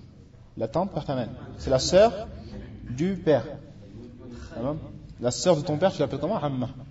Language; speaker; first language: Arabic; non-native, fluent; French